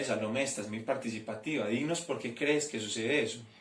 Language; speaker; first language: Spanish; native; Spanish